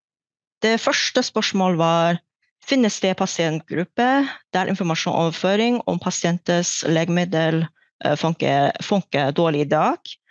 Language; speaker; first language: Norwegian; non-native, fluent; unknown